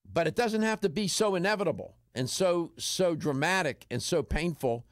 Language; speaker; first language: English; native; English